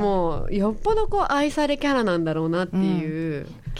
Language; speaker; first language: Japanese; native; Japanese